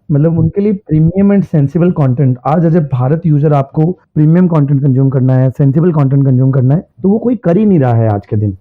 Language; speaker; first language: Hindi; native; Hindi